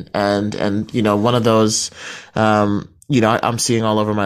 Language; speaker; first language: English; native; English